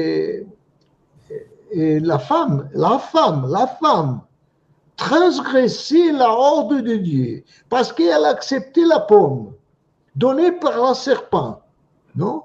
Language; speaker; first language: French; non-native, fluent; Portuguese